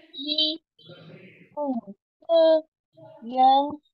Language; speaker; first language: Chinese; non-native, learner; Urdu